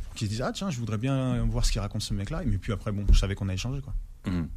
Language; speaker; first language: French; native; French